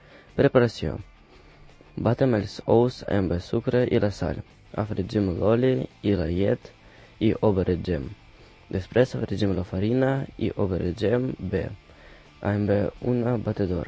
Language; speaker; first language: Catalan; non-native, learner; Russian